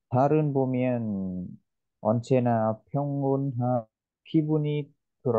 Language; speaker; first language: Korean; non-native, learner; Vietnamese